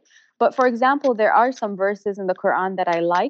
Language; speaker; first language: English; non-native, local second language; Arabic